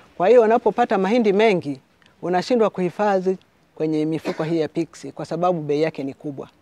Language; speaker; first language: Swahili; native; Swahili